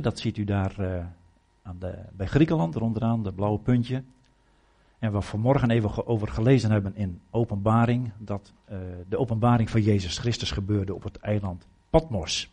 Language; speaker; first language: Dutch; native; Dutch